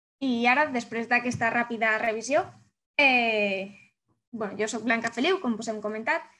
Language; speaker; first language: Catalan; native; Catalan